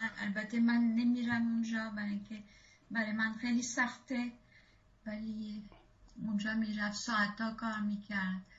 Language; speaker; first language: Persian; non-native, fluent; French